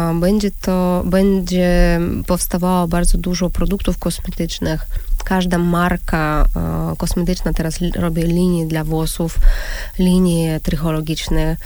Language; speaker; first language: Polish; non-native, fluent; Russian